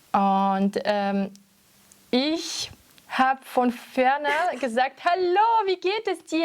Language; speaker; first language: German; non-native, fluent; French